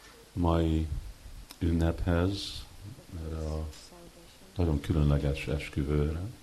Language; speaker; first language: Hungarian; early bilingual, heritage; Hungarian